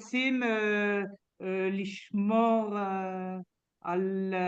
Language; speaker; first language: Hebrew; non-native, learner; French